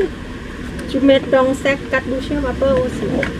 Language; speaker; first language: French; non-native, learner; Thai